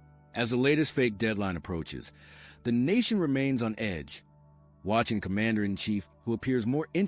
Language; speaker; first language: English; native; English